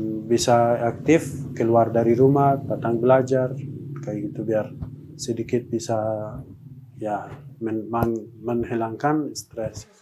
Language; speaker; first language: Indonesian; non-native, learner; Persian